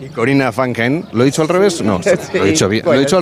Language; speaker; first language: Spanish; native; Spanish